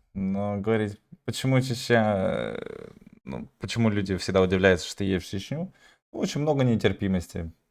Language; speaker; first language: Russian; native; Russian